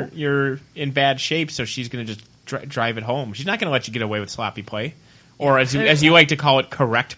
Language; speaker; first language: English; native; English